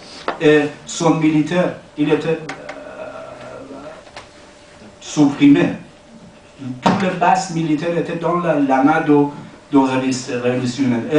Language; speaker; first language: French; non-native, learner; Persian